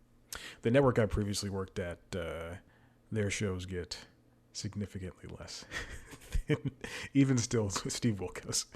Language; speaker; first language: English; native; English